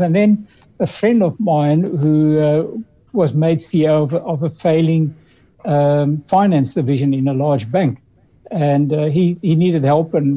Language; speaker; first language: English; early bilingual, other home language; Dutch